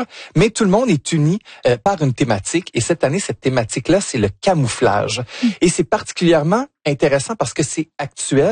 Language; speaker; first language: French; native; French